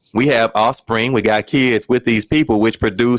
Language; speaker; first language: English; native; English